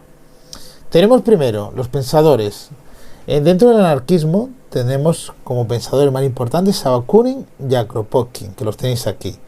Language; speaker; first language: Spanish; native; Spanish